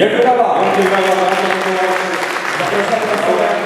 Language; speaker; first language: Polish; native; Polish